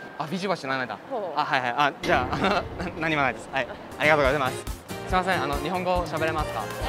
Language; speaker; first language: Japanese; non-native, fluent; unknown